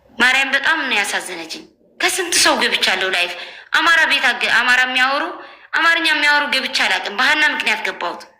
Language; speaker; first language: Amharic; non-native, local second language; Tigrinya